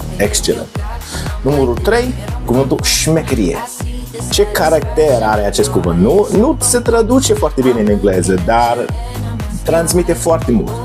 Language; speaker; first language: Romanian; non-native, learner; English